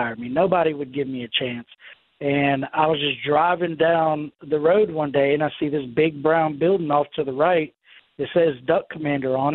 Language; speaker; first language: English; native; English